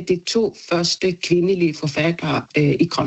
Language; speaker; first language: Danish; non-native, local second language; Kalaallisut